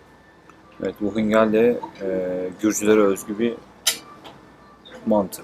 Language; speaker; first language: Turkish; native; Turkish